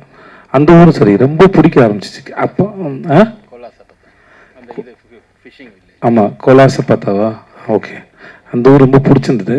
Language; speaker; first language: Tamil; native; Tamil